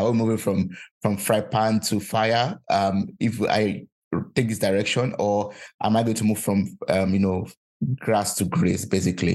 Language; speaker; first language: English; non-native, local second language; Yoruba